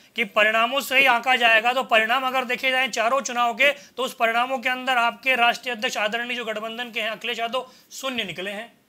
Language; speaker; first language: Hindi; native; Hindi